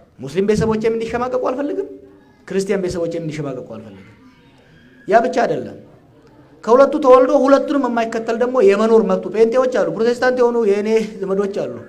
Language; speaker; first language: Amharic; non-native, local second language; Oromo